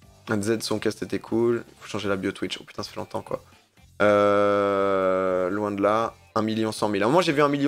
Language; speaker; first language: French; native; French